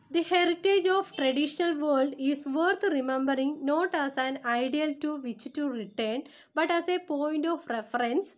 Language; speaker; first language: English; non-native, local second language; Malayalam